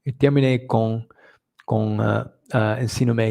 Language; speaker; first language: Portuguese; non-native, fluent; English